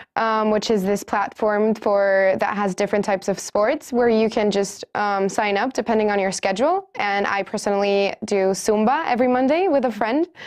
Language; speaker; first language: English; non-native, fluent; Spanish